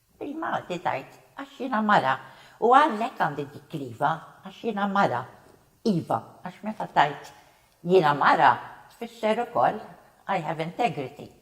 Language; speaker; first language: Maltese; non-native, local second language; English